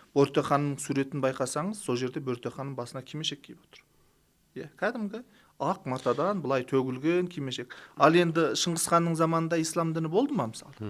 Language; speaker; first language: Kazakh; early bilingual, heritage; Kazakh